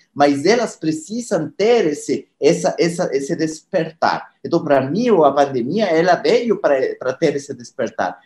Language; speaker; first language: Portuguese; non-native, fluent; Spanish